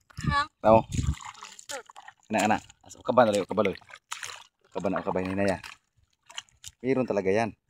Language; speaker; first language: Filipino; non-native, local second language; Cebuano